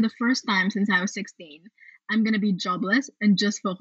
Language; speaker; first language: English; non-native, local second language; Filipino